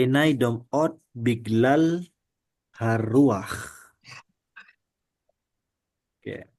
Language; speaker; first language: Hebrew; non-native, learner; Indonesian